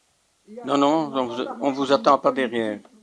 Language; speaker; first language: French; non-native, local second language; Dutch